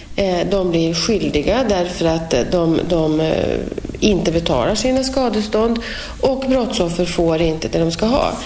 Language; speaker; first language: Swedish; native; Swedish